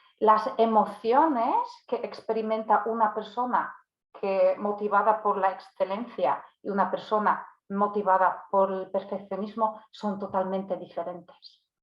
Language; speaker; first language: Spanish; non-native, fluent; Polish